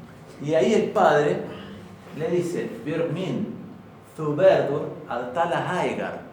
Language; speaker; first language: Icelandic; non-native, learner; Spanish